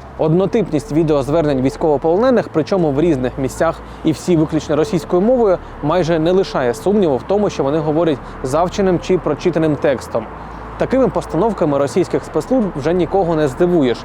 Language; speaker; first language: Ukrainian; native; Ukrainian